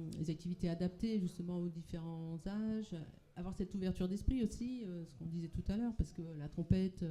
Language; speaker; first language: French; native; French